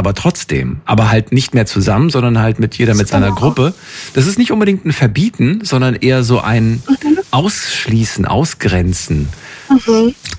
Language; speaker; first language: German; native; German